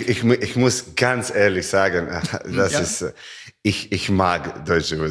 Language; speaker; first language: German; non-native, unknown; Serbian